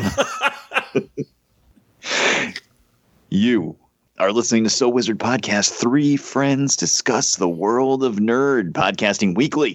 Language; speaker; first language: English; native; English